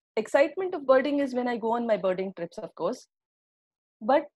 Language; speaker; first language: English; non-native, local second language; Marathi